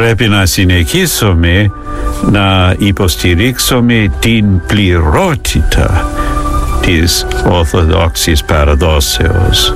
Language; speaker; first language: Greek; non-native, fluent; English